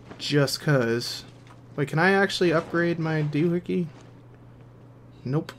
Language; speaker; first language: English; native; English